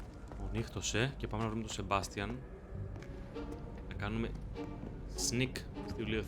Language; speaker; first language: Greek; native; Greek